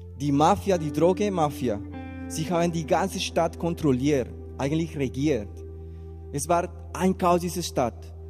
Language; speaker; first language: German; non-native, learner; Spanish